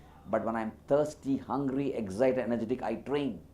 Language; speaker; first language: English; non-native, local second language; Tamil